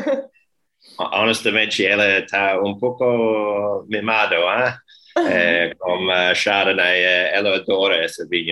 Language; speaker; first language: Portuguese; non-native, learner; English